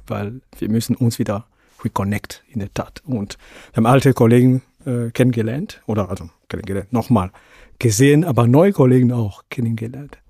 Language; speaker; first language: German; non-native, fluent; Ewe